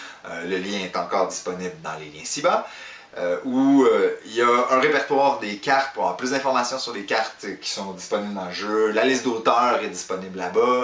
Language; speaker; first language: French; native; French